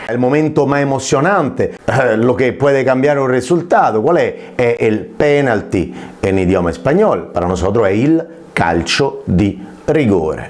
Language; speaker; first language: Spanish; non-native, fluent; Italian